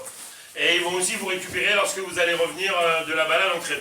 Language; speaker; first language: French; native; French